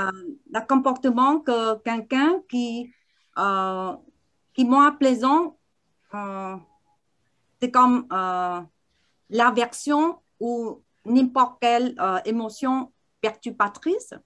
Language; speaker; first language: French; non-native, learner; Vietnamese